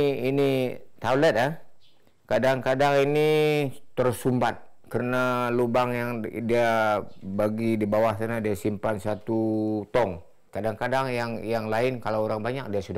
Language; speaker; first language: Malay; non-native, local second language; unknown